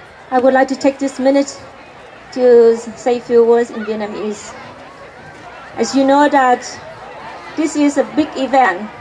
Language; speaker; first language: English; non-native, fluent; Vietnamese